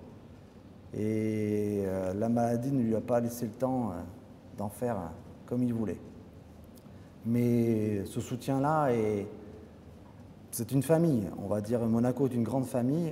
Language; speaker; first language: French; native; French